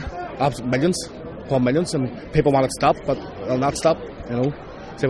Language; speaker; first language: English; native; English